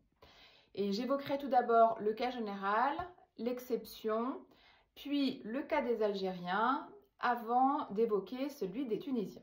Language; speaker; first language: French; native; French